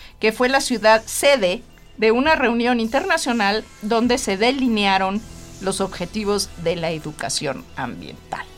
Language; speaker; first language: Spanish; native; Spanish